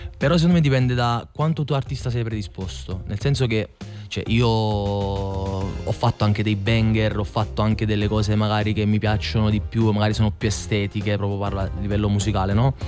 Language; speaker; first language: Italian; native; Italian